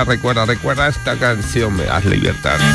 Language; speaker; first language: Spanish; native; Spanish